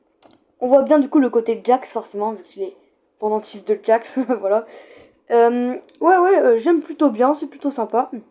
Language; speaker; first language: French; native; French